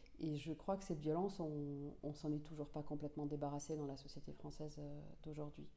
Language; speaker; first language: French; non-native, local second language; Finnish